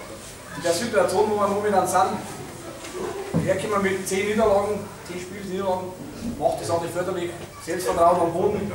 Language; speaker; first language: German; native; German